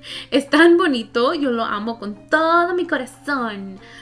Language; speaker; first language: Spanish; early bilingual, heritage; Spanish